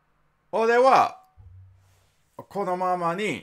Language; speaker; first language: Japanese; non-native, learner; English